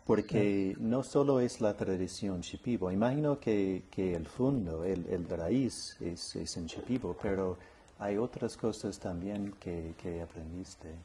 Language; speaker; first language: Spanish; non-native, learner; English